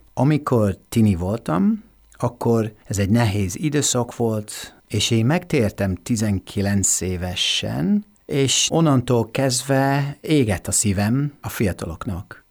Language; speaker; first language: Hungarian; non-native, fluent; English